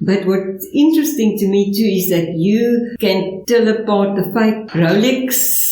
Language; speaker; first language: English; non-native, local second language; Afrikaans